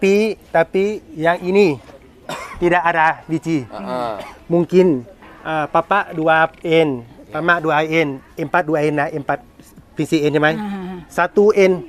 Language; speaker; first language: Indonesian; non-native, learner; Thai